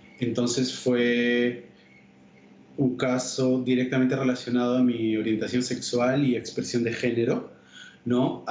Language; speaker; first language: Spanish; native; Spanish